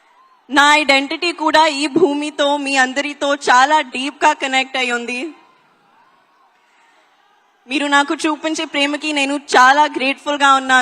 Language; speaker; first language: Telugu; non-native, fluent; Hindi